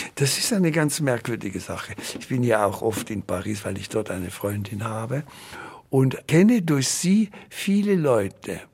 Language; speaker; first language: German; native; German